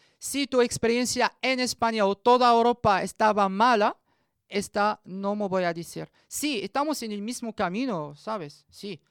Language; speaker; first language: Spanish; non-native, learner; Arabic